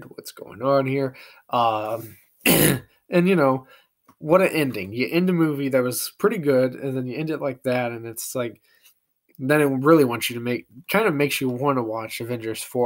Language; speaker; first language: English; native; English